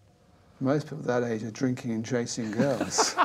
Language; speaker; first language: English; native; English